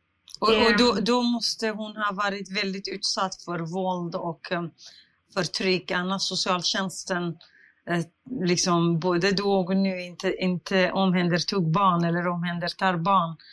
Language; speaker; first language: Swedish; non-native, fluent; Central Kurdish